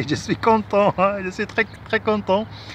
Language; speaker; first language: French; non-native, fluent; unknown